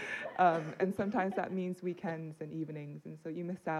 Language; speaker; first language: English; non-native, local second language; Cantonese